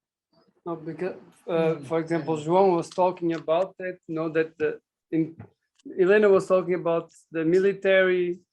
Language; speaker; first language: English; non-native, fluent; Portuguese